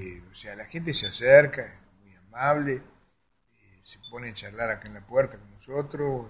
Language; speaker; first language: Spanish; native; Spanish